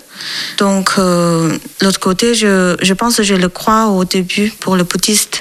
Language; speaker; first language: French; non-native, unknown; Chinese